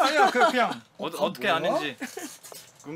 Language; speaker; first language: Korean; non-native, learner; Croatian